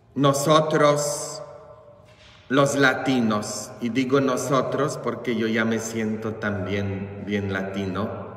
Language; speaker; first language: Spanish; non-native, fluent; Polish